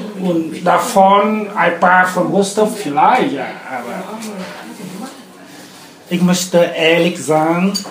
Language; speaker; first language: German; non-native, learner; Vietnamese